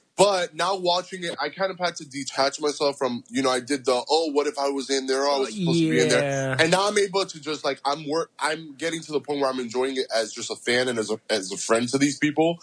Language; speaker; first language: English; early bilingual, other home language; Spanish